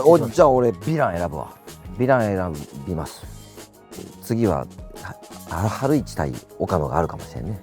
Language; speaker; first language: Japanese; native; Japanese